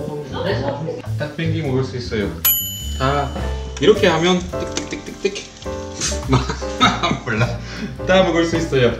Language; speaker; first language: Korean; non-native, learner; French